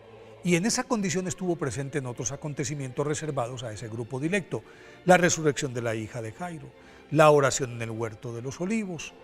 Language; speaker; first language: Spanish; native; Spanish